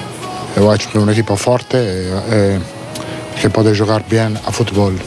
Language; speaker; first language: Portuguese; non-native, learner; Italian